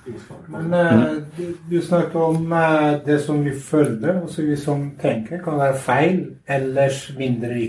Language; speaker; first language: Norwegian; non-native, learner; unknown